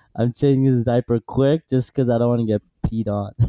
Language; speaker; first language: English; early bilingual, other home language; Assyrian Neo-Aramaic